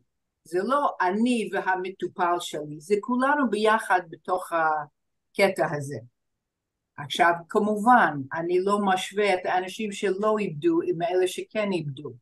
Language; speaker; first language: Hebrew; non-native, fluent; English